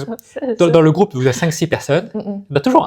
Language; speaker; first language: French; native; French